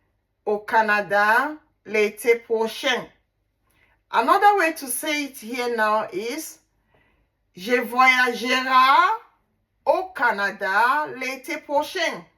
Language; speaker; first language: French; non-native, learner; Igbo